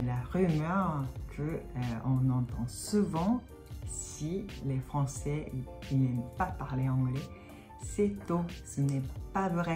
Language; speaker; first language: French; non-native, fluent; Japanese